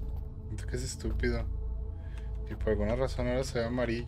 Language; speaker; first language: Spanish; native; Spanish